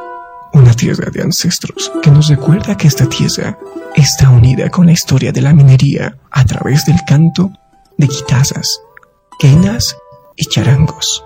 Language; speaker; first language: Spanish; native; Spanish